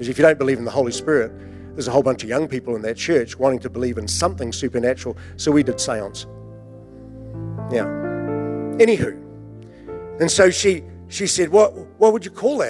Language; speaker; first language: English; native; English